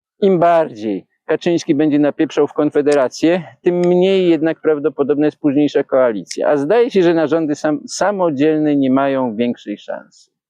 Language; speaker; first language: Polish; native; Polish